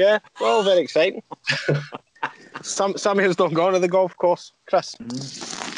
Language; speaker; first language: English; native; English